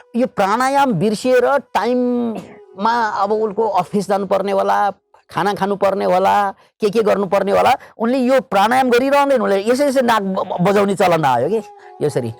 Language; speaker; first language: Nepali; native; Nepali